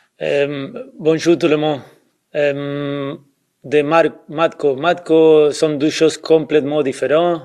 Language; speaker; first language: French; non-native, fluent; Spanish